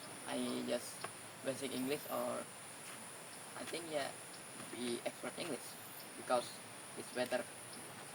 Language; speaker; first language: English; non-native, learner; Indonesian